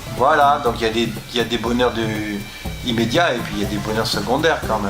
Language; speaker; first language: French; native; French